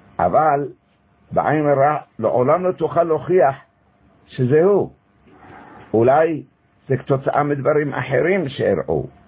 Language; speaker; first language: Hebrew; early bilingual, other home language; Arabic